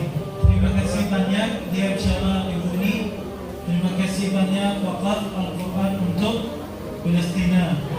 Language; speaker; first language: Indonesian; non-native, learner; Arabic